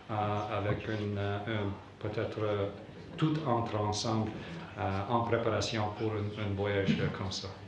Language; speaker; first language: French; non-native, local second language; English